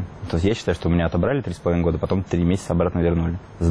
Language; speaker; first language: Russian; native; Russian